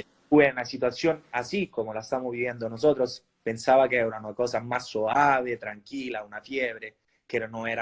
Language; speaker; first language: Spanish; non-native, fluent; Italian